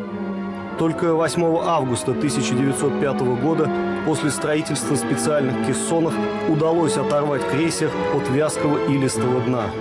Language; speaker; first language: Russian; native; Russian